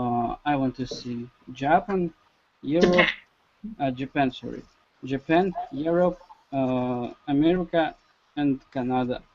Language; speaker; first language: English; non-native, learner; Russian